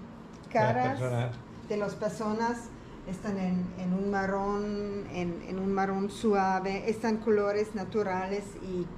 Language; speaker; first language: Spanish; non-native, learner; German